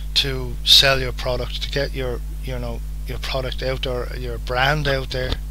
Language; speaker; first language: English; native; English